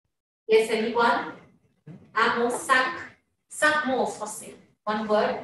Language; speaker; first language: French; non-native, fluent; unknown